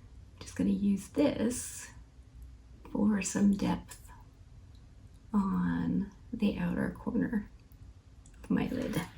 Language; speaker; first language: English; native; English